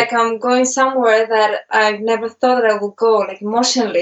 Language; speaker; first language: English; non-native, learner; Greek